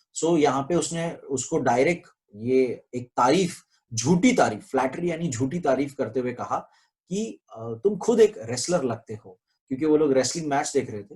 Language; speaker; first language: Hindi; non-native, local second language; Marathi